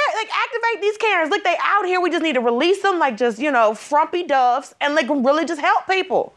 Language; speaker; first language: English; native; English